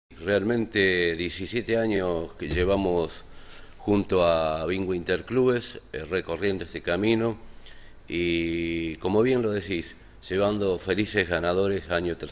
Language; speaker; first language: Spanish; native; Spanish